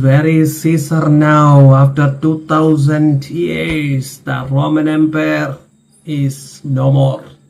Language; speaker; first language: English; non-native, local second language; Malayalam